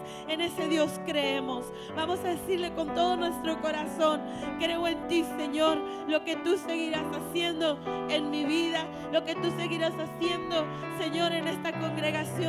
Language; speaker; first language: Spanish; native; Spanish